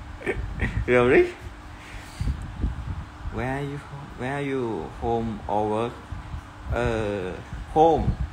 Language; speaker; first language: English; non-native, learner; Thai